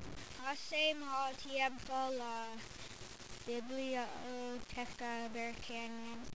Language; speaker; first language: Spanish; non-native, learner; English